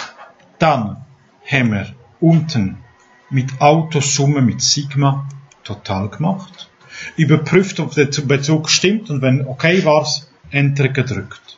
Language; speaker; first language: German; non-native, fluent; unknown